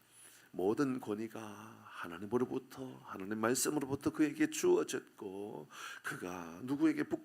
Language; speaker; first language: Korean; native; Korean